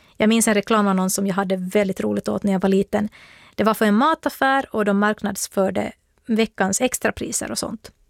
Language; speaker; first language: Swedish; native; Swedish